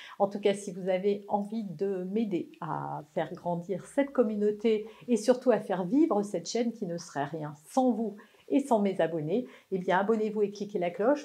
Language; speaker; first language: French; native; French